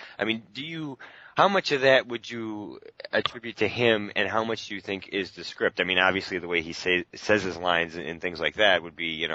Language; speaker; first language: English; native; English